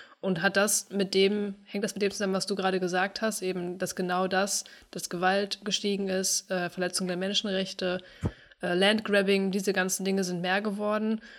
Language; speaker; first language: German; native; German